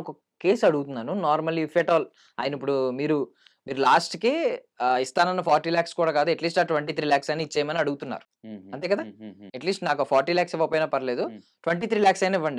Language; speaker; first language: Telugu; native; Telugu